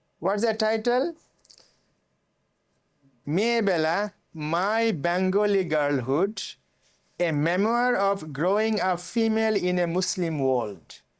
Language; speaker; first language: English; non-native, local second language; Bangla